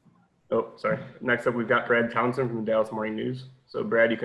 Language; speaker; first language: English; native; English